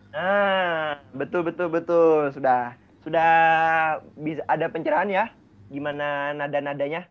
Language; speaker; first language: Indonesian; native; Indonesian